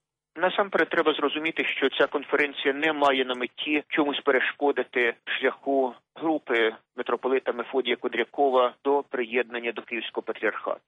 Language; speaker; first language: Ukrainian; native; Ukrainian